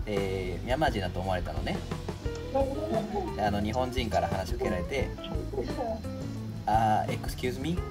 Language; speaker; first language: Japanese; native; Japanese